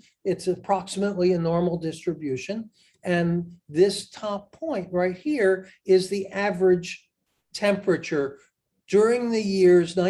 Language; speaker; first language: English; native; English